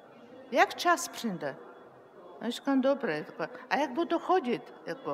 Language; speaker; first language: Czech; non-native, learner; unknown